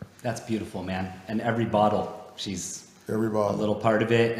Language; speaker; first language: English; native; English